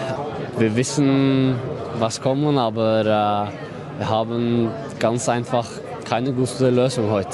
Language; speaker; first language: German; non-native, fluent; Norwegian